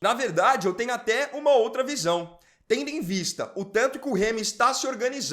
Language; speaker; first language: Portuguese; native; Portuguese